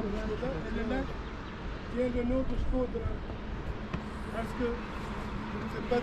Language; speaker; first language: French; non-native, fluent; Albanian